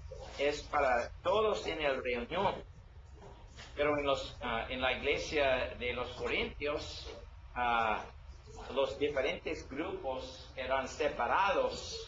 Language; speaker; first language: Spanish; non-native, learner; English